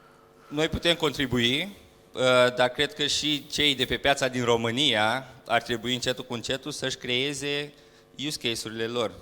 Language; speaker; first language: Romanian; native; Romanian